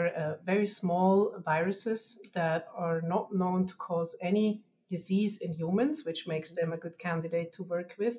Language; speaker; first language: English; non-native, fluent; German